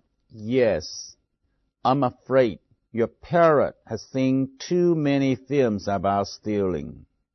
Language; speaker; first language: English; non-native, fluent; Chinese